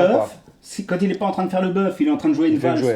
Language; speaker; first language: French; native; French